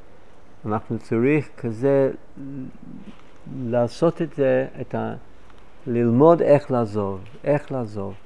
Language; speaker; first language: Hebrew; non-native, fluent; English